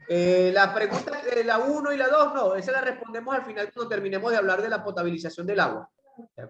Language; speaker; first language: Spanish; native; Spanish